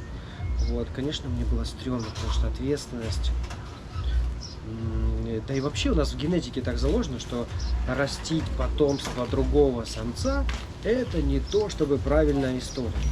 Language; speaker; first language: Russian; native; Russian